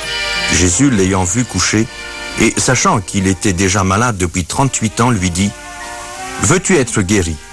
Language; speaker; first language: French; native; French